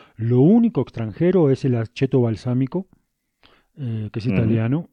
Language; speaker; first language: Spanish; native; Spanish